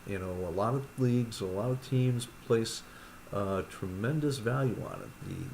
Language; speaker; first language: English; native; English